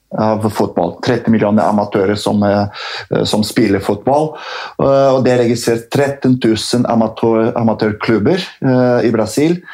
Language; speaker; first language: Norwegian; non-native, fluent; Portuguese